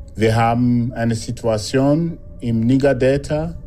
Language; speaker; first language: German; non-native, fluent; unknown